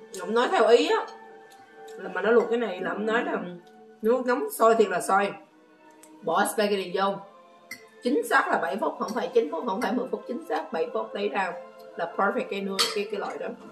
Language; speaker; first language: Vietnamese; native; Vietnamese